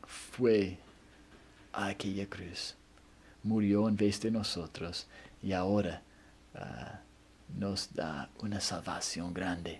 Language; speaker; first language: Spanish; non-native, fluent; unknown